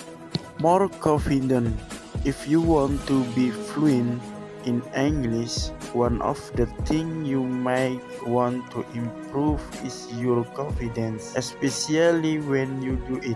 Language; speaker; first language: English; non-native, learner; Indonesian